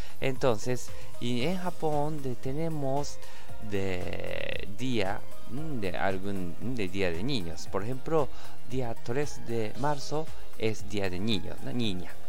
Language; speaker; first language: Spanish; non-native, learner; Japanese